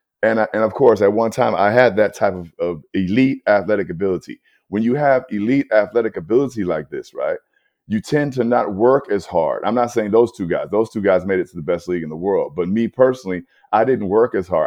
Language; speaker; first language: English; native; English